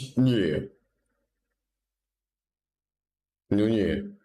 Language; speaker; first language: Russian; native; Russian